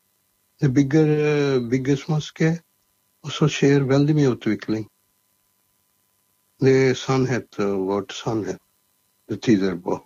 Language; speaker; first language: Norwegian; non-native, learner; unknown